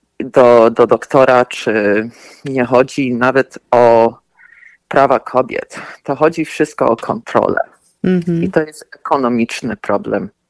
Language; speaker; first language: Polish; early bilingual, heritage; Polish